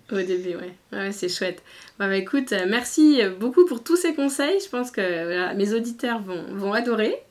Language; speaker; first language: French; native; French